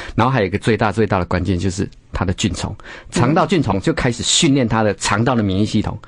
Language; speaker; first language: Chinese; native; Chinese